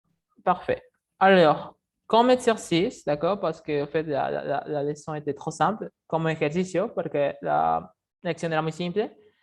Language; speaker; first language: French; non-native, fluent; Spanish